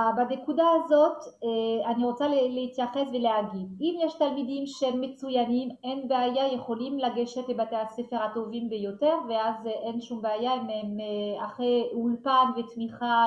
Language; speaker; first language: Hebrew; non-native, fluent; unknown